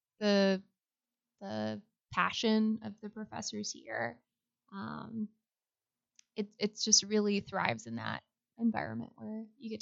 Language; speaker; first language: English; native; English